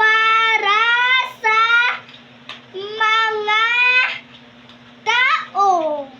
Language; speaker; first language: Filipino; non-native, local second language; Cebuano